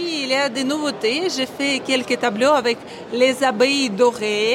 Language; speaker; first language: French; non-native, learner; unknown